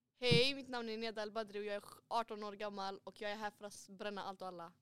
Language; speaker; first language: Swedish; early bilingual, other home language; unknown